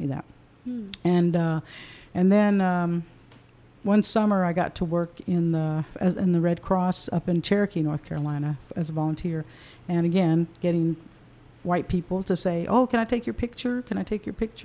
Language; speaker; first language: English; early bilingual, other home language; Spanish